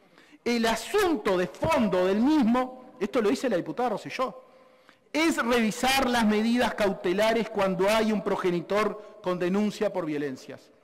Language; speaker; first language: Spanish; native; Spanish